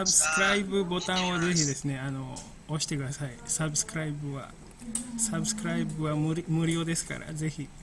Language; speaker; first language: Japanese; non-native, fluent; Indonesian